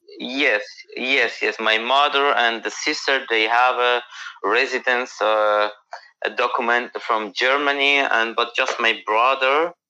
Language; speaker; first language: English; non-native, learner; Persian